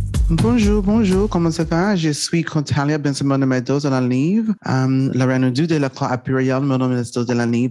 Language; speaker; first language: French; non-native, learner; English